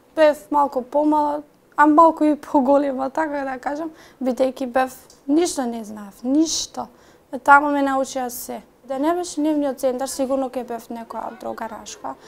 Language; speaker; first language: Macedonian; non-native, local second language; Romany